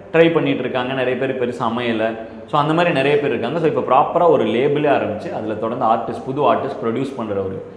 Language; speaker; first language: Tamil; native; Tamil